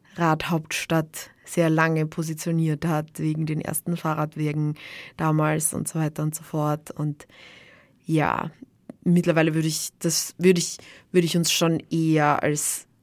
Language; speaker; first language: German; native; German